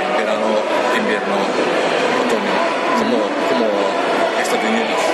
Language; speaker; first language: Spanish; non-native, learner; Japanese